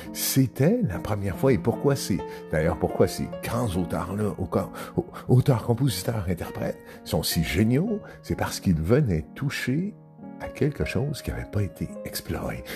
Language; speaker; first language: French; native; French